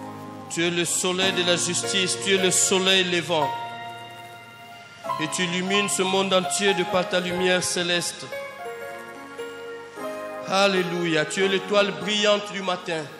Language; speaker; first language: French; non-native, local second language; Lingala